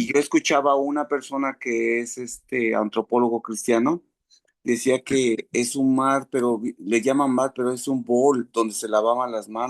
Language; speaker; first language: Spanish; native; Spanish